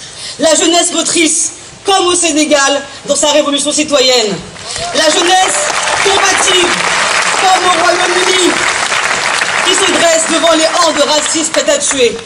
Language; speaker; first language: French; native; French